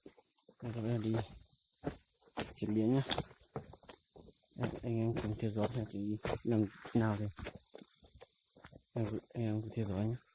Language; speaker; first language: Vietnamese; non-native, local second language; Hmong